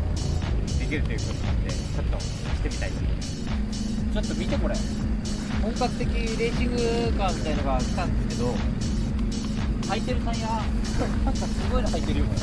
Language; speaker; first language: Japanese; native; Japanese